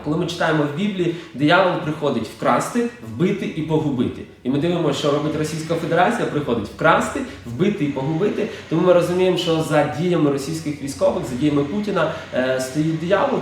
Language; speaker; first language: Ukrainian; native; Ukrainian